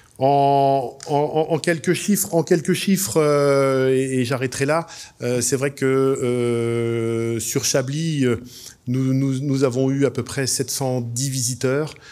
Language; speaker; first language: French; native; French